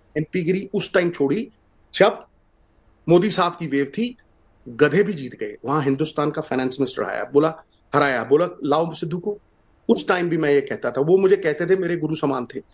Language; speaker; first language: Hindi; non-native, local second language; Punjabi